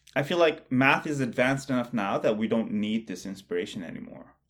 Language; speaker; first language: English; non-native, local second language; Bangla